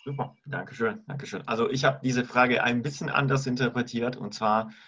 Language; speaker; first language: German; non-native, fluent; Italian